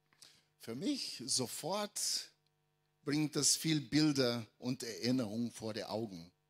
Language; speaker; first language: German; non-native, fluent; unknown